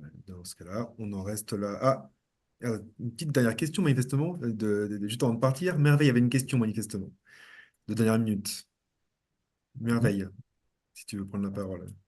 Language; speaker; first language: French; native; French